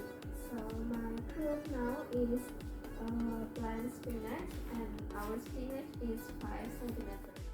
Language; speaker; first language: English; non-native, learner; Indonesian